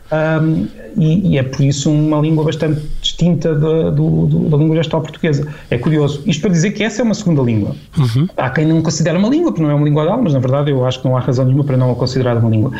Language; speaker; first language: Portuguese; native; Portuguese